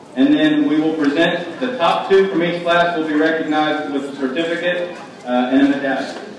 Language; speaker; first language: English; native; English